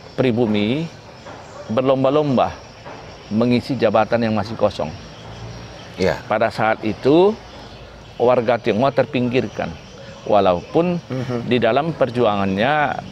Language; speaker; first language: Indonesian; native; Indonesian